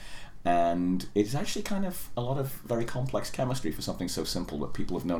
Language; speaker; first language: English; native; English